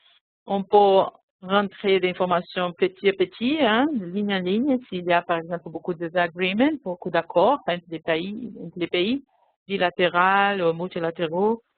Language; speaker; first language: French; non-native, fluent; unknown